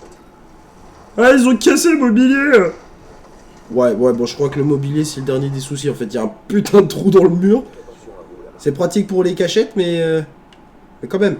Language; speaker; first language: French; native; French